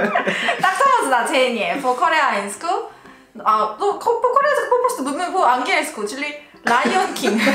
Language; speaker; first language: Polish; non-native, learner; Korean